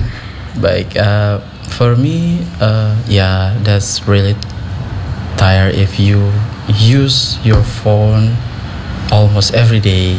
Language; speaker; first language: English; non-native, learner; Indonesian